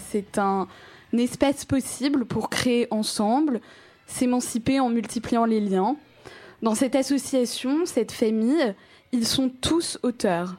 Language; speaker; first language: French; native; French